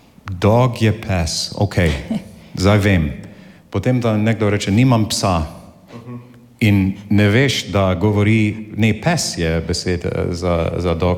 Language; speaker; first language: Slovenian; non-native, fluent; English